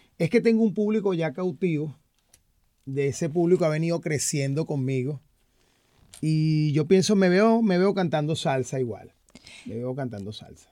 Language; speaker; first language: Spanish; native; Spanish